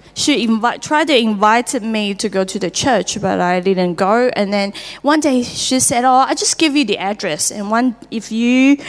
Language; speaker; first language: English; non-native, fluent; Chinese